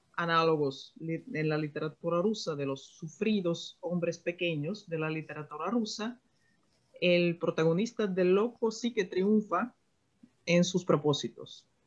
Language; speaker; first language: Spanish; non-native, fluent; Russian